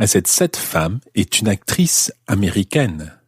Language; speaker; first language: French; non-native, fluent; English